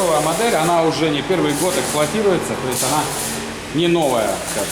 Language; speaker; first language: Russian; native; Russian